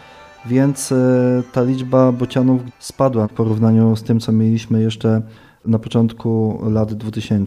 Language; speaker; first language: Polish; native; Polish